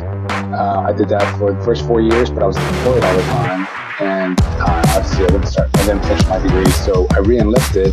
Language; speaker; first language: English; native; English